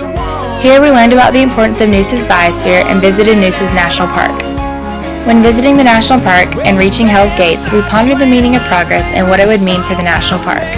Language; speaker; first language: English; native; English